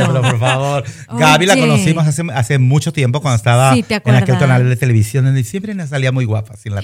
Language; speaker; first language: Spanish; native; Spanish